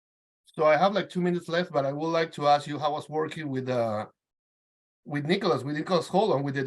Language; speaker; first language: English; non-native, fluent; Spanish